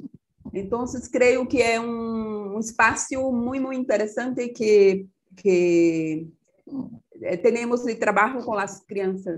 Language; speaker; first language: Portuguese; non-native, fluent; Spanish